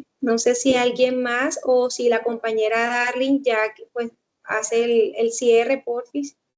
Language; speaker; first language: Spanish; native; Spanish